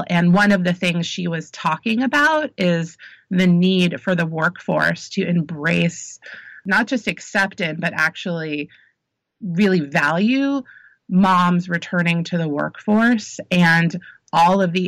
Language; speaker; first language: English; native; English